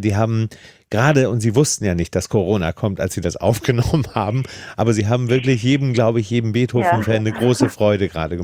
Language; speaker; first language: German; native; German